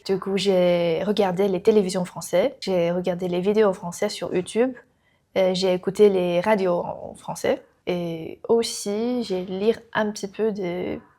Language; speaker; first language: French; non-native, learner; Chinese